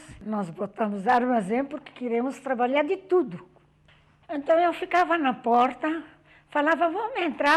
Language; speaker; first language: Portuguese; non-native, fluent; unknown